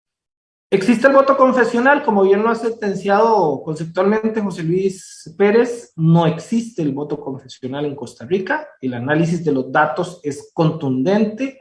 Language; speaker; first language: Spanish; native; Spanish